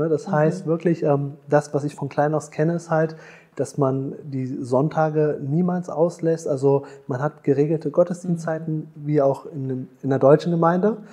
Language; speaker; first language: German; early bilingual, other home language; Tamil